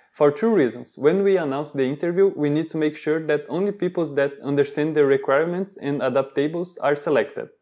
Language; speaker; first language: English; non-native, learner; Portuguese